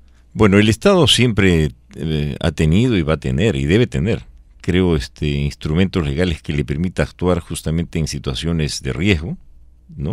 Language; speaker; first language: Spanish; native; Spanish